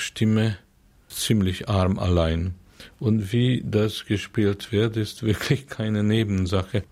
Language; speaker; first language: German; non-native, fluent; Hungarian